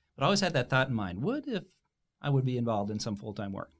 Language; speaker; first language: English; native; English